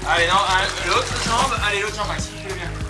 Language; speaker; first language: French; native; French